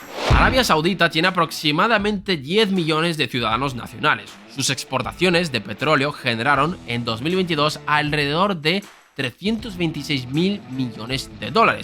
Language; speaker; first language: Spanish; native; Spanish